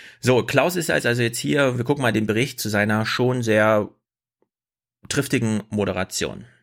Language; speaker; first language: German; native; German